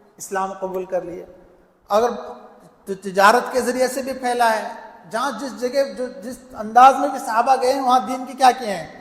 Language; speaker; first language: Urdu; native; Urdu